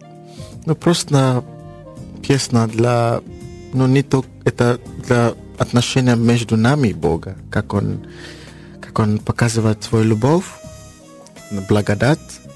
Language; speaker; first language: Russian; non-native, learner; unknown